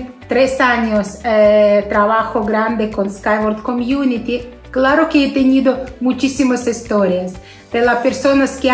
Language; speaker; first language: Spanish; non-native, fluent; Russian